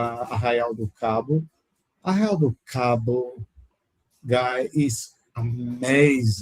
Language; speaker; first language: English; non-native, learner; Portuguese